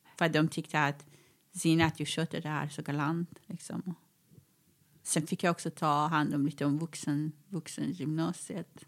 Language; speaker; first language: Swedish; non-native, fluent; Persian